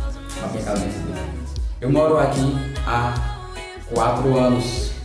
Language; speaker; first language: Portuguese; non-native, learner; Haitian Creole